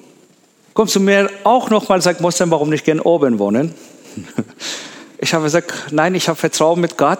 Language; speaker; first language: German; non-native, learner; Persian